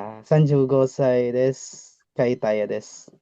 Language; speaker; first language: Japanese; non-native, learner; Filipino